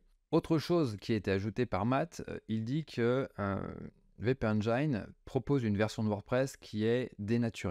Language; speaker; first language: French; native; French